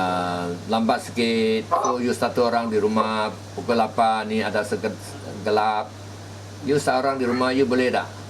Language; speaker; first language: Malay; native; Malay